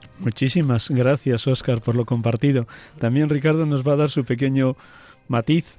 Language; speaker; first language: Spanish; native; Spanish